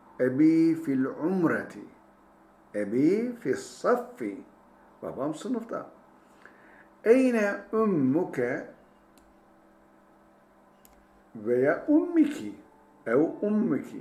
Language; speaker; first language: Arabic; non-native, fluent; Turkish